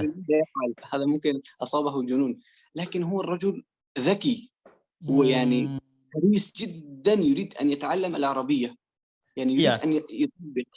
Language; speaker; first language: Arabic; non-native, fluent; Persian